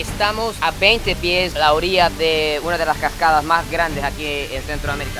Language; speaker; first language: Spanish; non-native, fluent; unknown